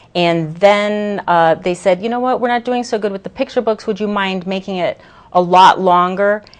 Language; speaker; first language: English; native; English